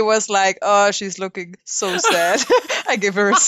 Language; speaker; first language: English; non-native, fluent; German